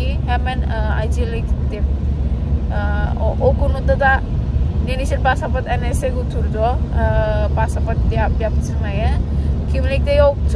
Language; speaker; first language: Turkish; non-native, learner; Indonesian